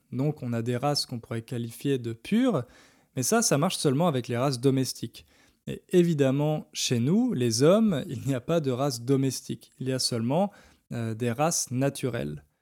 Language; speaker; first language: French; native; French